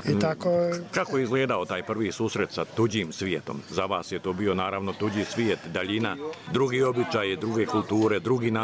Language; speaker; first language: Serbian; native; Serbian